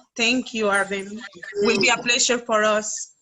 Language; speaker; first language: English; non-native, learner; Spanish